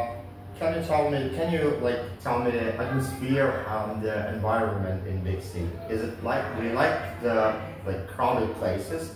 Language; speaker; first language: English; non-native, learner; Vietnamese